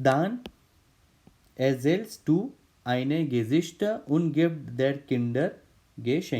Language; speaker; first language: German; non-native, learner; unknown